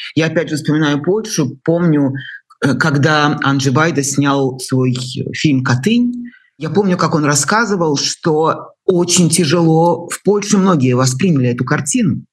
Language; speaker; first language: Russian; native; Russian